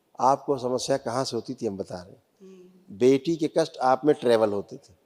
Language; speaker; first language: Hindi; native; Hindi